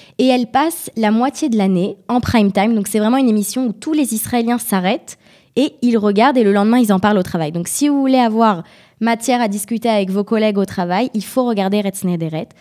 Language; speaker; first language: French; native; French